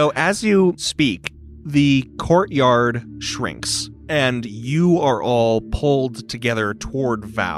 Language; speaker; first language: English; native; English